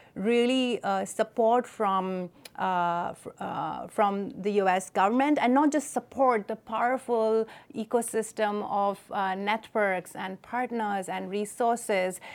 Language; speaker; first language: English; non-native, local second language; Hindi